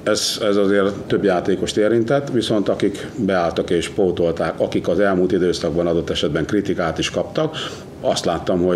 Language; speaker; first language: Hungarian; native; Hungarian